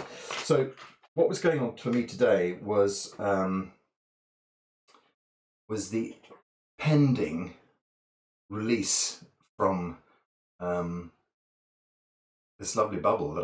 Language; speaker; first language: English; native; English